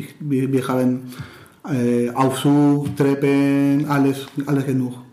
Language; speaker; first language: German; non-native, learner; Spanish